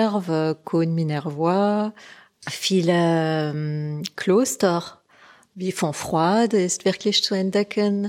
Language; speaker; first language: German; non-native, fluent; French